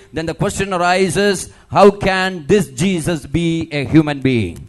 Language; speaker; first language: English; non-native, local second language; Malayalam